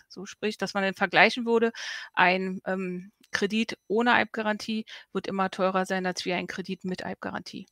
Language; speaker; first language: German; native; German